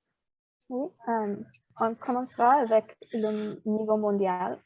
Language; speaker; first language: French; non-native, learner; English